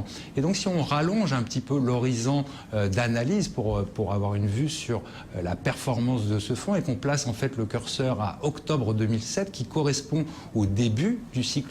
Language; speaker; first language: French; native; French